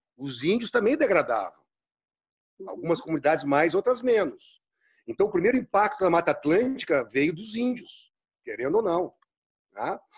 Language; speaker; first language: Portuguese; native; Portuguese